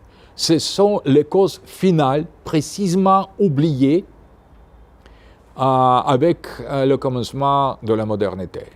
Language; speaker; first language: French; non-native, fluent; Russian